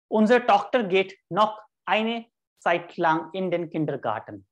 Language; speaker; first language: German; non-native, fluent; Hindi